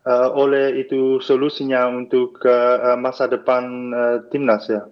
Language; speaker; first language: Indonesian; non-native, fluent; Dutch